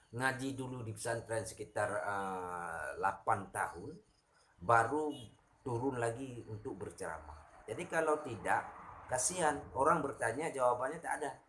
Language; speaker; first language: Indonesian; native; Indonesian